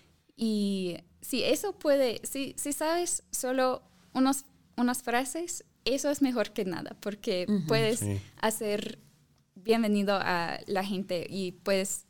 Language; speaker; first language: Spanish; non-native, fluent; English